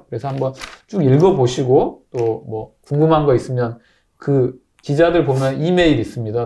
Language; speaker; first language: Korean; native; Korean